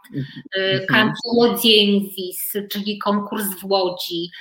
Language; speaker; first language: Polish; native; Polish